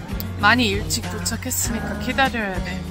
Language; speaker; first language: Korean; non-native, fluent; French